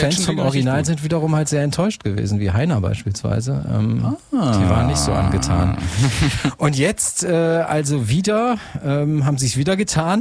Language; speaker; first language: German; native; German